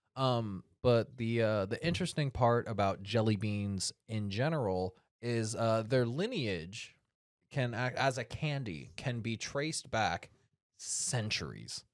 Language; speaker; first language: English; native; English